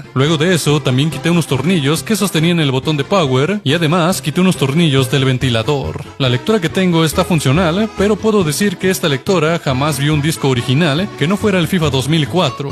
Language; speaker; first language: Spanish; native; Spanish